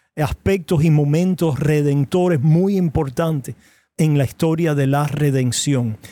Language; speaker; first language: Spanish; native; Spanish